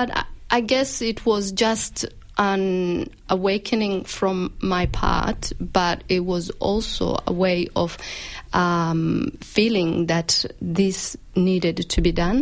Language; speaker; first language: English; non-native, local second language; Somali